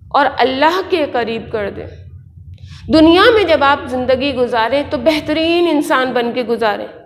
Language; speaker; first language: Urdu; native; Urdu